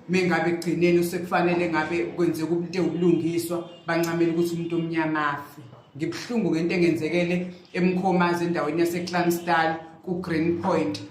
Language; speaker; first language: Zulu; native; Zulu